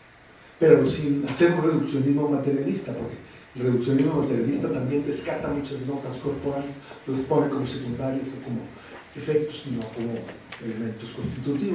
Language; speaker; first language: Spanish; native; Spanish